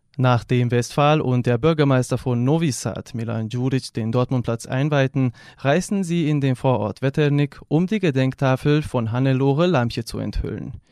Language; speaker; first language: German; non-native, fluent; Serbian